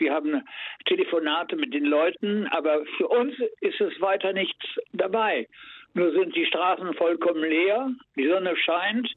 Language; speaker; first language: German; native; German